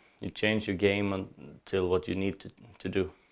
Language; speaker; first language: English; non-native, learner; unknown